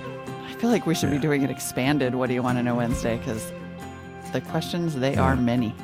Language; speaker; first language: English; native; English